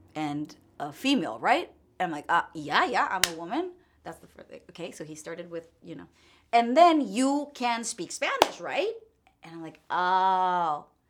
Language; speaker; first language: English; non-native, fluent; Spanish